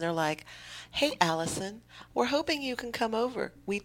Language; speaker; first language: English; native; English